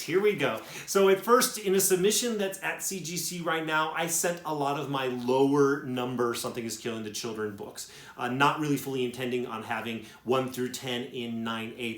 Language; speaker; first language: English; native; English